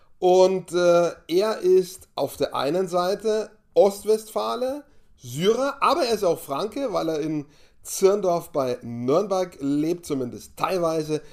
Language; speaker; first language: German; native; German